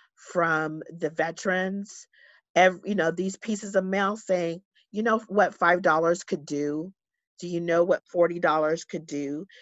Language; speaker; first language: English; native; English